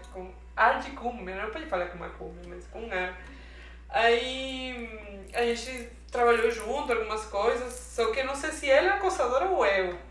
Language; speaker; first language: Portuguese; non-native, fluent; Spanish